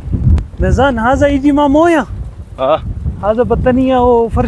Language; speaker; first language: Arabic; non-native, learner; Urdu